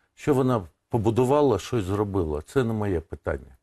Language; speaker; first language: Ukrainian; non-native, local second language; Russian